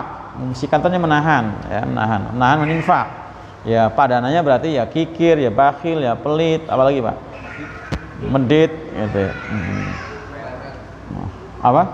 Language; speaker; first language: Indonesian; native; Indonesian